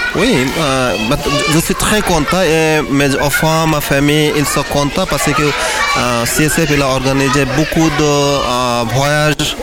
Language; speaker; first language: French; non-native, learner; Bangla